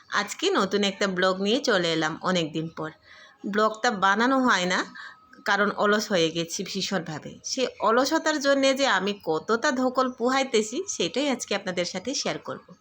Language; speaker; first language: Bangla; non-native, local second language; Garo